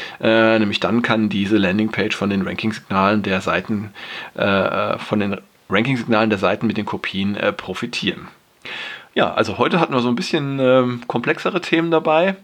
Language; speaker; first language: German; native; German